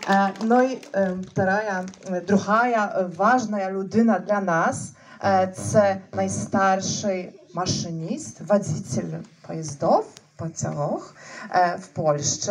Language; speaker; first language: Ukrainian; non-native, learner; Russian